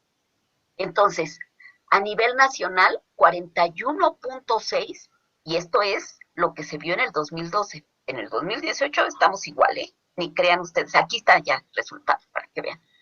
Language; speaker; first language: Spanish; native; Spanish